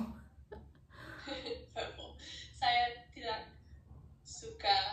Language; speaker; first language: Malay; non-native, learner; English